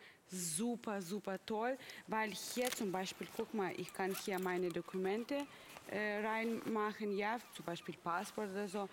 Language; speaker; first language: German; non-native, fluent; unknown